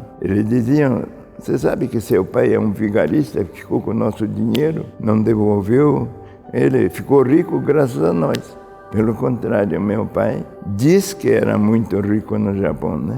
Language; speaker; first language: Portuguese; early bilingual, other home language; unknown